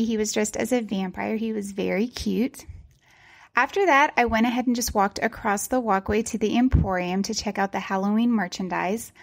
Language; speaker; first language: English; native; English